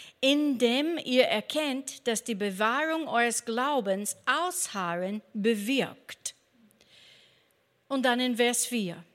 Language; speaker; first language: German; non-native, fluent; English